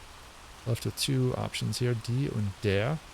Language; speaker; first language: German; non-native, learner; English